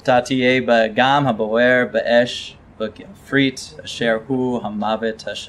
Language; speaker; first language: Hebrew; non-native, fluent; English